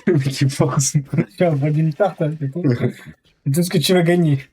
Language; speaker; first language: French; native; French